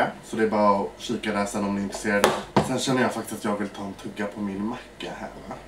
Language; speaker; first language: Swedish; early bilingual, other home language; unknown